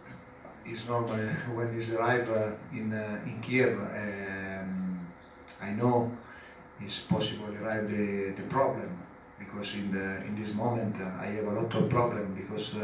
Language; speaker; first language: English; non-native, learner; Italian